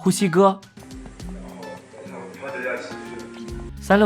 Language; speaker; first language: Chinese; native; Chinese